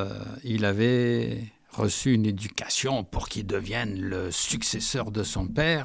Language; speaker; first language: French; early bilingual, heritage; French